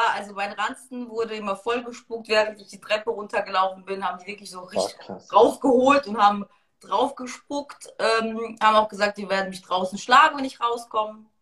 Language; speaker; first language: German; early bilingual, other home language; Russian